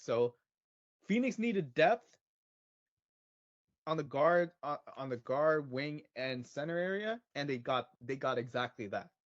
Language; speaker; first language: English; native; English